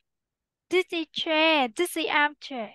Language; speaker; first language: English; non-native, fluent; Vietnamese